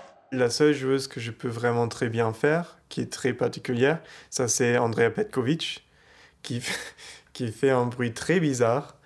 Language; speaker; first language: French; non-native, fluent; German